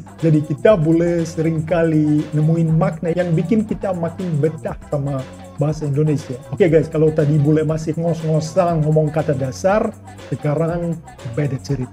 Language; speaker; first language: Indonesian; non-native, fluent; Russian